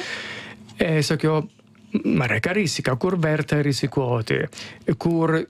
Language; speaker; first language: Lithuanian; non-native, learner; Italian